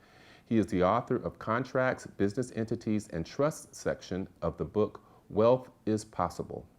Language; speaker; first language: English; native; English